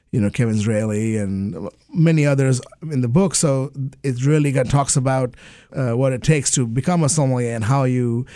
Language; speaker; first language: English; non-native, local second language; Bangla